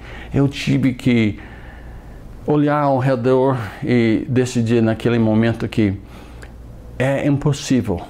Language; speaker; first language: Portuguese; non-native, fluent; English